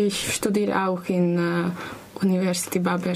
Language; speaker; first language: German; non-native, learner; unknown